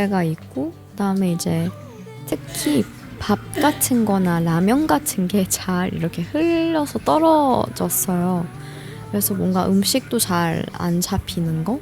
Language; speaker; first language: Korean; non-native, fluent; Persian